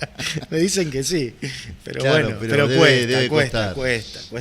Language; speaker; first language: Spanish; native; Spanish